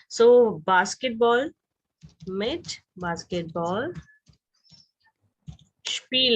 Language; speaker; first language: German; non-native, fluent; Hindi